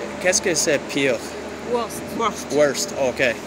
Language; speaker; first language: French; non-native, learner; English